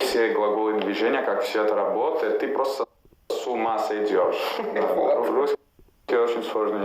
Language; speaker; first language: Russian; non-native, fluent; Italian